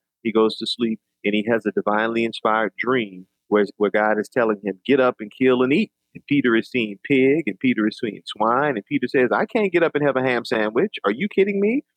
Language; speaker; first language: English; native; English